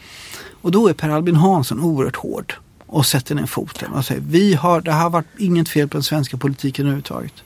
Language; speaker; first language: Swedish; native; Swedish